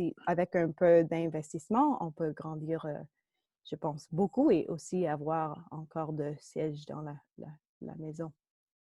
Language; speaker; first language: French; non-native, local second language; English